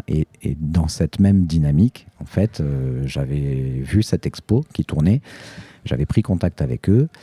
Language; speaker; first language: French; native; French